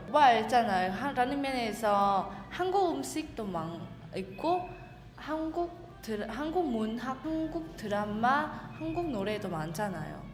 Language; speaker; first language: Korean; non-native, learner; Vietnamese